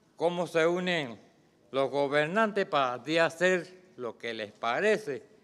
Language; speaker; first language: Spanish; native; Spanish